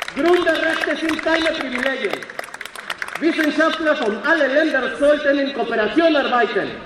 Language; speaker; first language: German; non-native, learner; Spanish